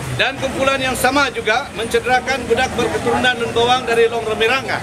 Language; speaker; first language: Malay; non-native, local second language; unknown